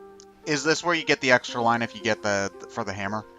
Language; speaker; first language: English; native; English